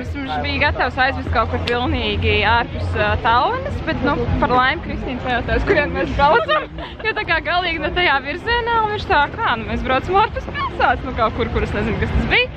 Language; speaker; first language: Latvian; native; Latvian